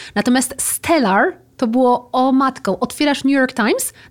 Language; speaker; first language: Polish; native; Polish